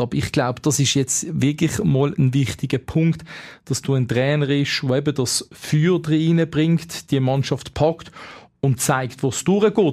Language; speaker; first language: German; native; German